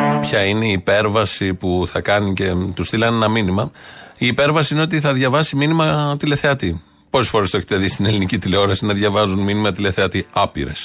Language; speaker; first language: Greek; native; Greek